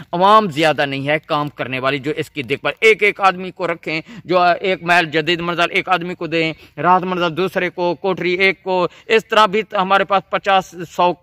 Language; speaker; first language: Urdu; non-native, local second language; Saraiki